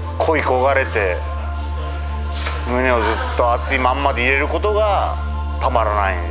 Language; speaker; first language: Japanese; native; Japanese